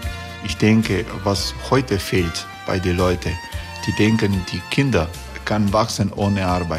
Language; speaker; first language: German; non-native, learner; Croatian